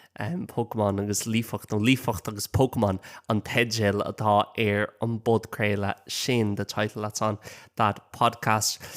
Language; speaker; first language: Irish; non-native, local second language; English